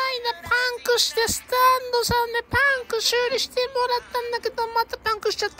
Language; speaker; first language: Japanese; native; Japanese